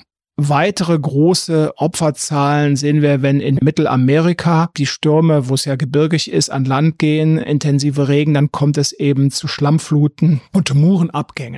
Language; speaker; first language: German; native; German